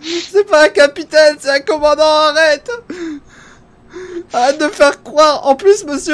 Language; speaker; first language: French; native; French